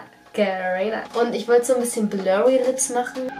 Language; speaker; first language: German; native; German